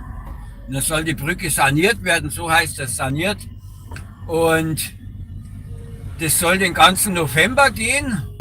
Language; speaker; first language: German; native; German